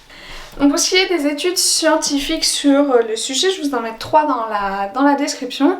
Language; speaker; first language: French; native; French